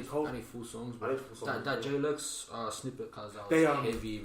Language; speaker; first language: English; native; English